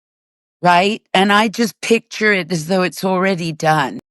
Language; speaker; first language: English; native; English